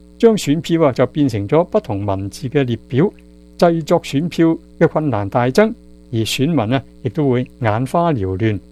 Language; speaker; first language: Chinese; non-native, local second language; Cantonese